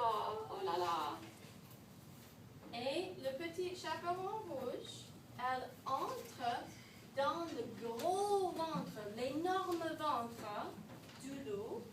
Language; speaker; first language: French; non-native, fluent; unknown